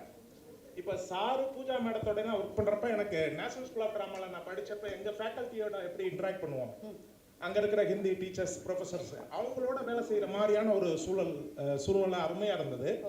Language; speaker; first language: Tamil; native; Tamil